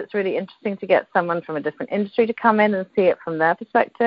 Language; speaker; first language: English; native; English